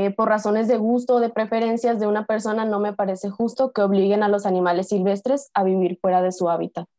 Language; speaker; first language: Spanish; native; Spanish